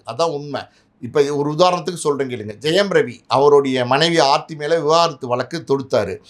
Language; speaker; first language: Tamil; native; Tamil